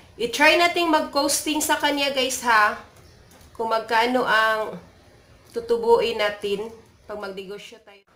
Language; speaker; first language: Filipino; non-native, local second language; Cebuano